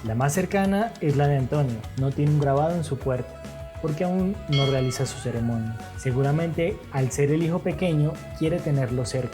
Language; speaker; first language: Spanish; native; Spanish